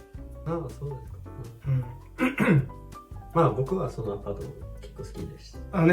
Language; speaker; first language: Japanese; non-native, fluent; Swedish